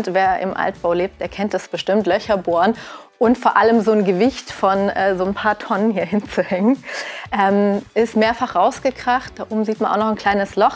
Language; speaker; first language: German; native; German